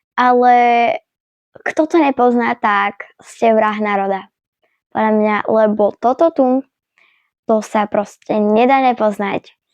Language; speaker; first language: Slovak; early bilingual, other home language; Ukrainian